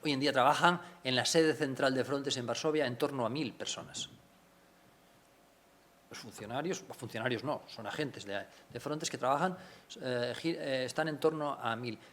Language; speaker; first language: Spanish; native; Spanish